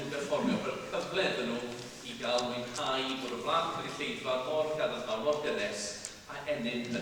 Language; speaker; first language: Welsh; native; Welsh